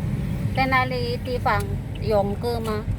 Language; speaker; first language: Chinese; non-native, learner; Filipino